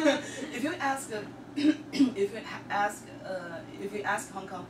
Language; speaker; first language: English; non-native, learner; Chinese